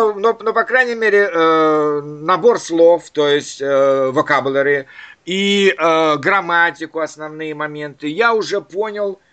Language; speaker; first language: Russian; native; Russian